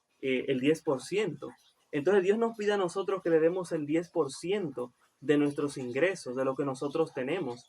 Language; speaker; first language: Spanish; native; Spanish